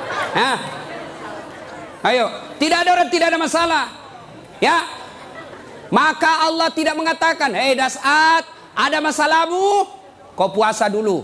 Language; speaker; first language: Indonesian; native; Indonesian